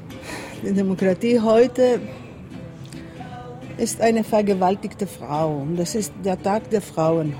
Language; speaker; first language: German; non-native, learner; Greek